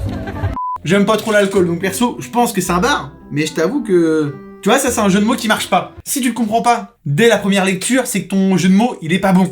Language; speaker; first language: French; native; French